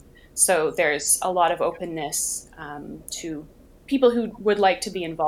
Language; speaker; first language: English; native; English